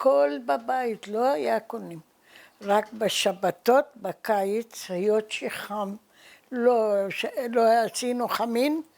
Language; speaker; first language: Hebrew; early bilingual, other home language; Arabic